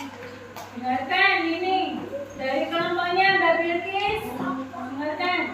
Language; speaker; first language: Indonesian; native; Indonesian